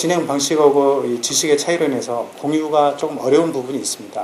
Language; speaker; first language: Korean; native; Korean